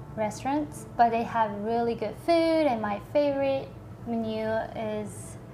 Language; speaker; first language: English; non-native, fluent; Korean